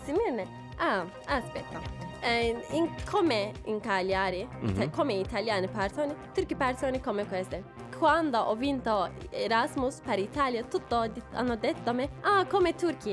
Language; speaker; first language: Italian; non-native, learner; Turkish